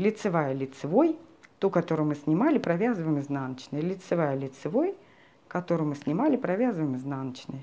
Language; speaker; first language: Russian; native; Russian